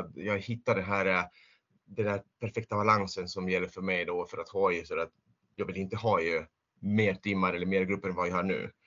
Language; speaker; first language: Swedish; non-native, fluent; Spanish